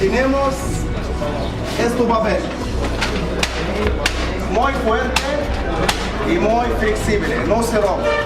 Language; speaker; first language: Spanish; non-native, learner; Arabic